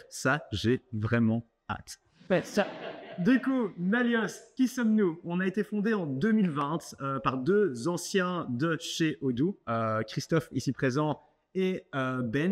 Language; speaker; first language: French; native; French